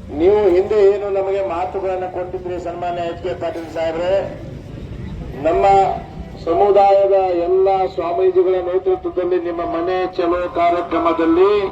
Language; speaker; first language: Kannada; non-native, local second language; Lambadi